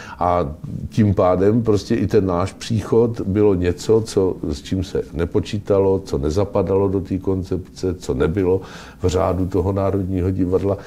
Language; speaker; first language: Czech; native; Czech